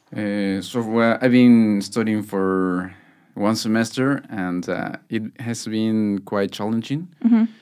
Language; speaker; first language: English; non-native, fluent; Spanish